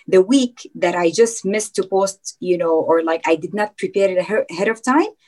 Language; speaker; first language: English; non-native, fluent; Arabic